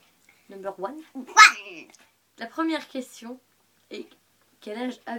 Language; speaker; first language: French; native; French